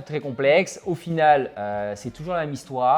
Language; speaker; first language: French; native; French